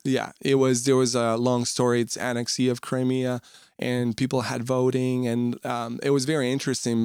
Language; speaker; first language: English; non-native, fluent; Russian